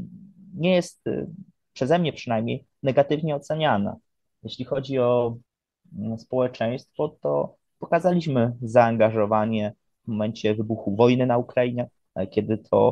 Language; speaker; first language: Polish; native; Polish